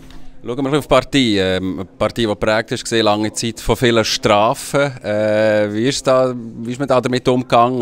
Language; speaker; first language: German; native; German